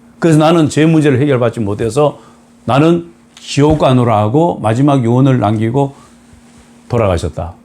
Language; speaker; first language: Korean; native; Korean